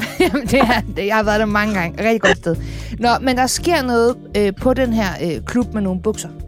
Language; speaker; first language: Danish; native; Danish